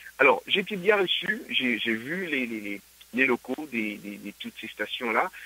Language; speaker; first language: French; non-native, local second language; Luba-Lulua